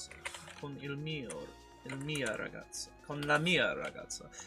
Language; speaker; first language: Italian; non-native, learner; English